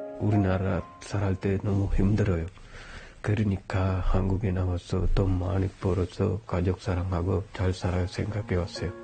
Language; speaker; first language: Korean; non-native, learner; Sinhala